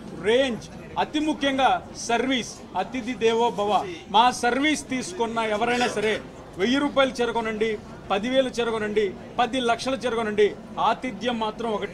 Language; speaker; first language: Telugu; native; Telugu